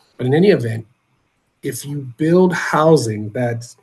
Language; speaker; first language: English; native; English